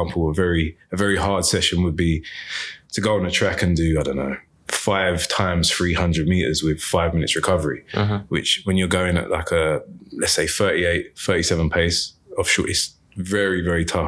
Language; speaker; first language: English; native; English